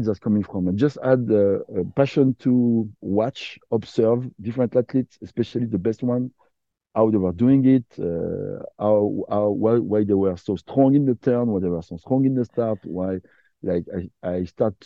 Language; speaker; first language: English; non-native, fluent; French